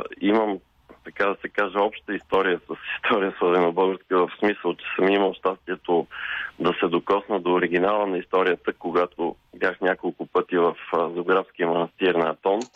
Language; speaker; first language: Bulgarian; native; Bulgarian